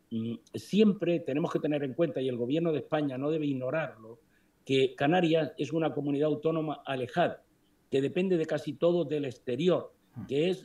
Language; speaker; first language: Spanish; native; Spanish